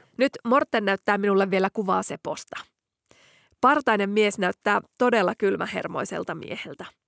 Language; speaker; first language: Finnish; native; Finnish